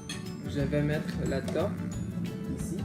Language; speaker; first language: French; non-native, learner; English